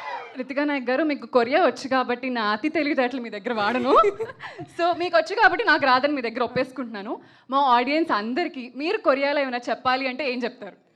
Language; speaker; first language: Telugu; native; Telugu